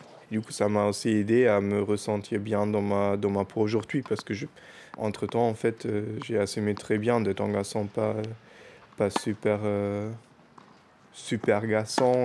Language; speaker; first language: French; non-native, fluent; German